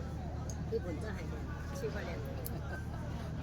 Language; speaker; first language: Cantonese; native; Cantonese